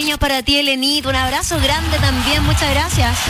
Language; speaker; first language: Spanish; native; Spanish